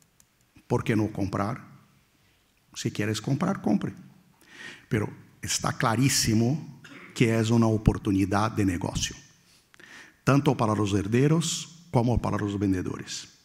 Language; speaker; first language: Spanish; non-native, fluent; Portuguese